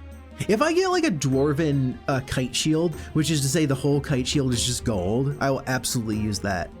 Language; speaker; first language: English; native; English